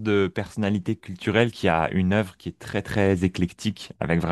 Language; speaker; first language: French; native; French